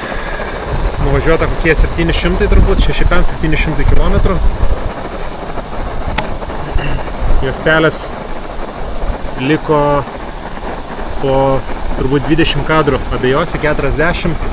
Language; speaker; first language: Lithuanian; native; Lithuanian